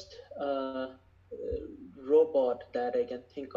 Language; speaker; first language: English; non-native, local second language; Bangla